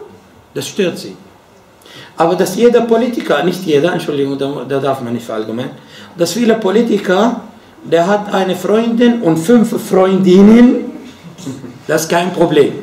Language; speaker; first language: German; non-native, fluent; Arabic